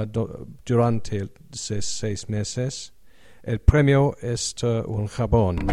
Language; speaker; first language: Spanish; non-native, learner; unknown